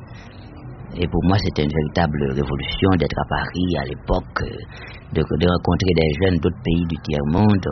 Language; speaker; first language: French; non-native, local second language; Haitian Creole